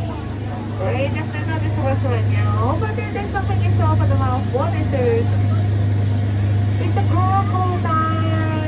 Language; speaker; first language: English; non-native, learner; Cantonese